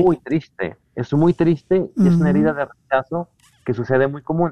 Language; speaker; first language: Spanish; native; Spanish